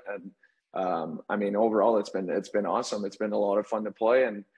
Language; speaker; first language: English; native; English